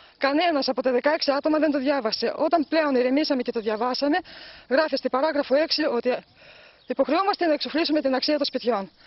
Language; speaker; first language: Greek; early bilingual, heritage; Greek